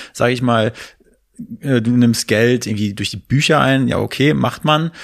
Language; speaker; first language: German; native; German